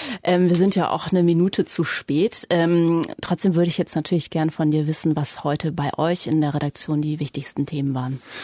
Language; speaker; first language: German; native; German